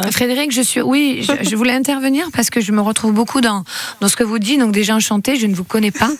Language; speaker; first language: French; native; French